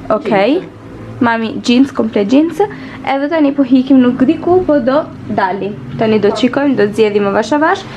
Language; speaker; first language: Albanian; early bilingual, heritage; Albanian